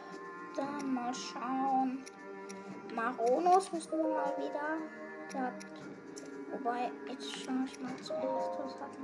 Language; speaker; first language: German; native; German